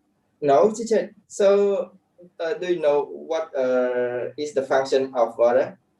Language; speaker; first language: English; non-native, learner; Khmer